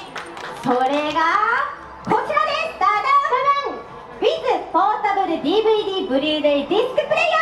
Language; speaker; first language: Japanese; native; Japanese